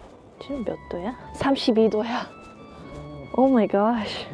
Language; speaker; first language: Korean; early bilingual, heritage; English